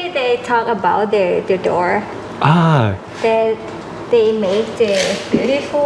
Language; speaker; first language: English; non-native, learner; Thai